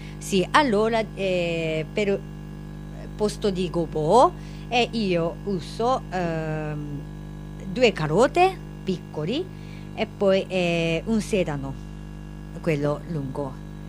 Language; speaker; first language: Italian; non-native, learner; Japanese